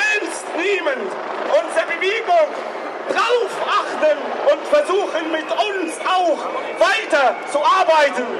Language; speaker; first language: German; non-native, learner; Arabic